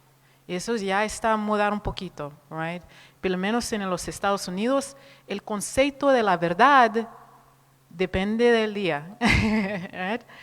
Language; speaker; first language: Spanish; non-native, fluent; Portuguese